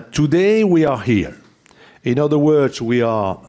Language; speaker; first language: English; non-native, fluent; French